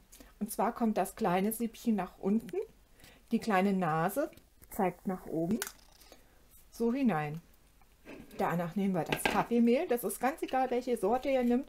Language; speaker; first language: German; native; German